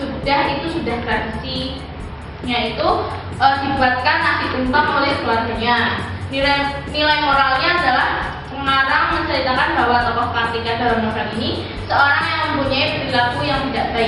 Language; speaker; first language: Indonesian; native; Indonesian